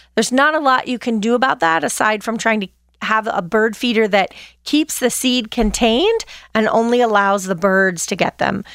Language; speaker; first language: English; native; English